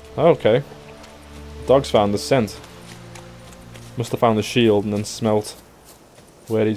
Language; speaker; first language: English; native; English